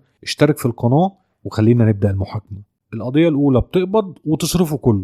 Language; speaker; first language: Arabic; native; Arabic